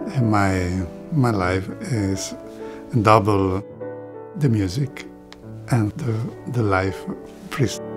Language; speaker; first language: English; non-native, learner; Italian